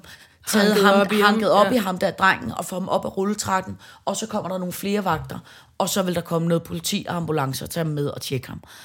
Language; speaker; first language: Danish; native; Danish